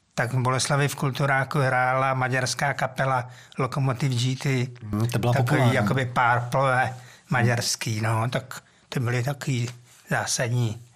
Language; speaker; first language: Czech; native; Czech